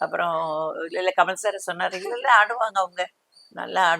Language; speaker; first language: Tamil; non-native, local second language; Telugu